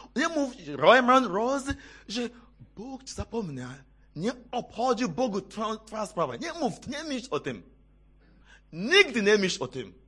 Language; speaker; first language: Polish; non-native, fluent; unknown